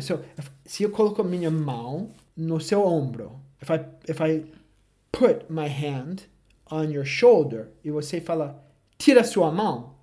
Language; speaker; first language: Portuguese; non-native, fluent; English